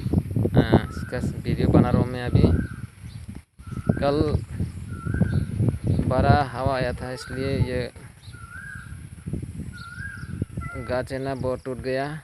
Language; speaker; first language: Hindi; non-native, local second language; Kok Borok